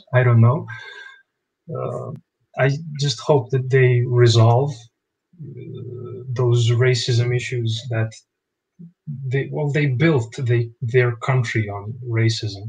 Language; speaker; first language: English; non-native, fluent; Bosnian